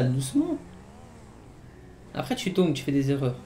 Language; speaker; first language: French; native; French